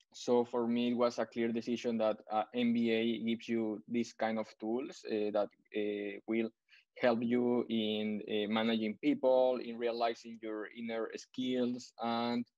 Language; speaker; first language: English; non-native, fluent; Spanish